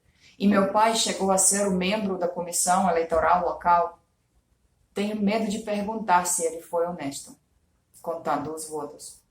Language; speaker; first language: Portuguese; non-native, fluent; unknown